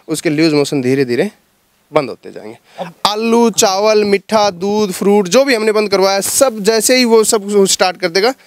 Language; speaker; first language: Hindi; native; Hindi